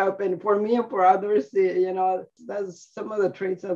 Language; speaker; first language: English; early bilingual, other home language; Spanish